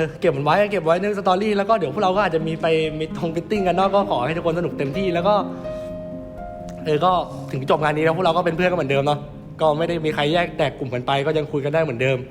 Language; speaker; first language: Thai; native; Thai